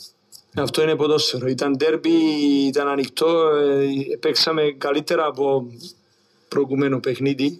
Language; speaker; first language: Greek; non-native, learner; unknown